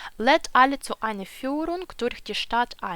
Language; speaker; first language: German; non-native, fluent; Ukrainian